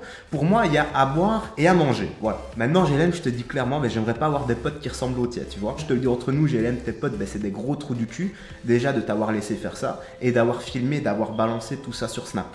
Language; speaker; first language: French; native; French